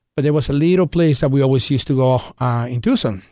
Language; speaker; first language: English; early bilingual, other home language; Spanish